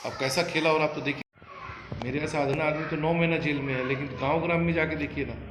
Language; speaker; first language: Hindi; non-native, local second language; Bangla